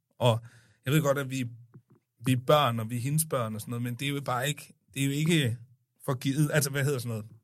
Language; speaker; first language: Danish; early bilingual, other home language; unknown